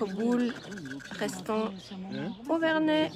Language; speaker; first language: French; native; French